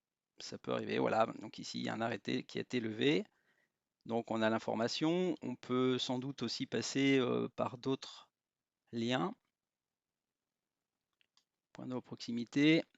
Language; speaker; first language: French; native; French